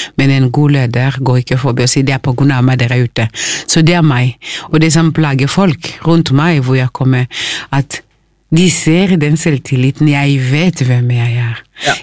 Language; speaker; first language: Norwegian; non-native, fluent; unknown